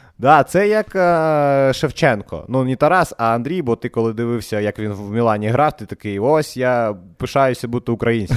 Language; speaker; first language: Ukrainian; non-native, local second language; Russian